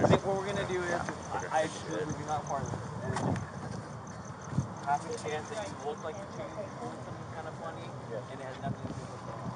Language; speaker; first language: English; native; English